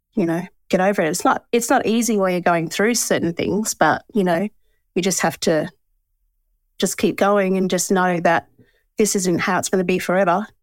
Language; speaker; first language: English; native; English